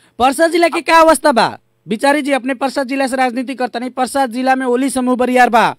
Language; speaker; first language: Bhojpuri; native; Bhojpuri